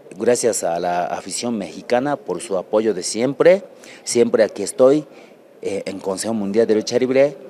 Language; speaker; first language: Spanish; non-native, learner; Japanese